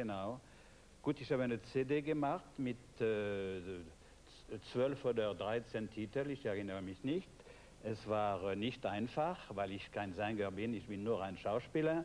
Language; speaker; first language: German; non-native, fluent; French